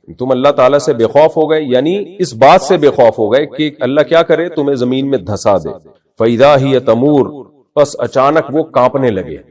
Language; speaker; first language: Urdu; native; Urdu